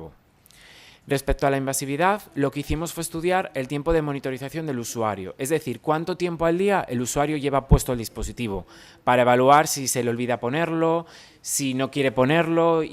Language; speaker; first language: Spanish; native; Spanish